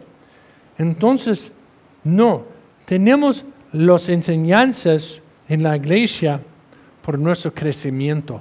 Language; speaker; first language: Spanish; non-native, fluent; English